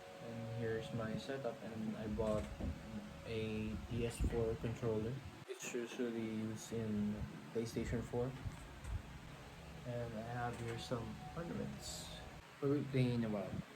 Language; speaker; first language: English; non-native, local second language; Filipino